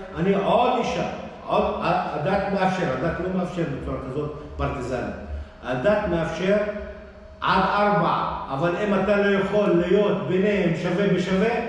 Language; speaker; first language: Hebrew; non-native, local second language; Arabic